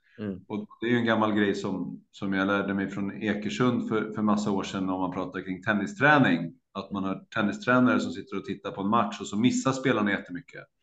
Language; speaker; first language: Swedish; native; Swedish